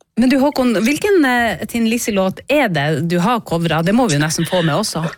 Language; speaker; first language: Norwegian; native; Norwegian